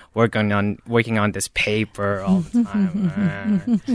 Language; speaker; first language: English; non-native, fluent; Khmer